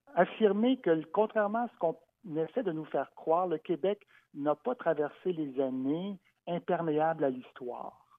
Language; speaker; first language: French; native; French